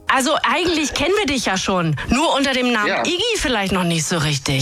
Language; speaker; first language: German; native; German